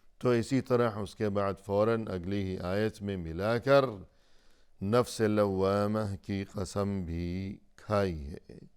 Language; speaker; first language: Urdu; native; Urdu